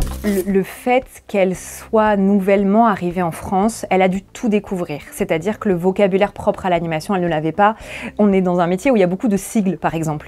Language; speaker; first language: French; native; French